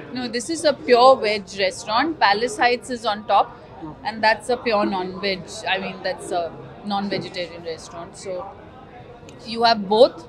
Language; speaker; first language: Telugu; non-native, learner; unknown